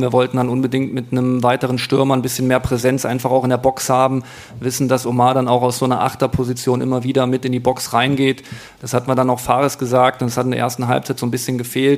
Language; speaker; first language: German; native; German